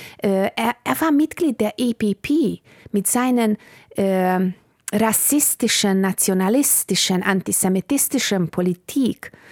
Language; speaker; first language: German; non-native, fluent; Bulgarian